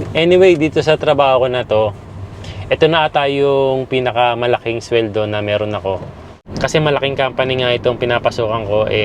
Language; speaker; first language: Filipino; native; Filipino